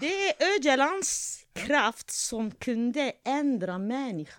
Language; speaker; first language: Swedish; non-native, fluent; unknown